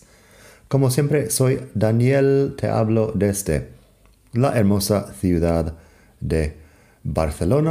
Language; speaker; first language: Spanish; non-native, fluent; English